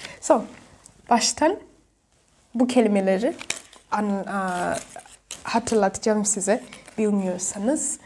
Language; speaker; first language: Turkish; non-native, fluent; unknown